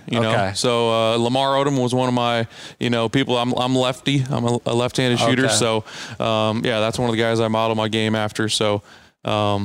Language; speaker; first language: English; native; English